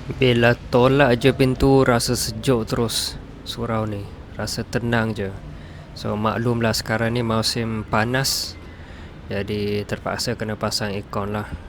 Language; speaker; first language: Malay; non-native, fluent; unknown